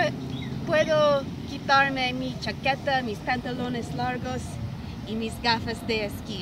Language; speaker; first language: Spanish; non-native, learner; English